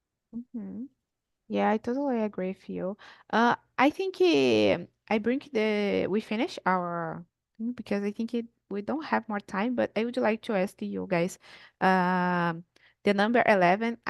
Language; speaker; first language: English; non-native, learner; Portuguese